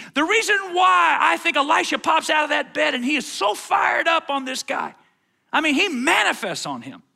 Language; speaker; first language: English; native; English